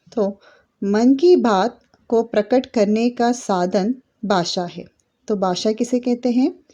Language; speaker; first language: Hindi; non-native, local second language; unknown